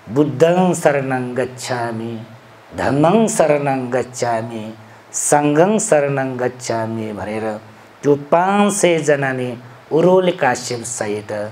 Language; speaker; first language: Nepali; non-native, local second language; Newari